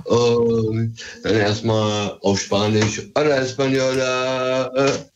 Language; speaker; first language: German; early bilingual, other home language; Turkish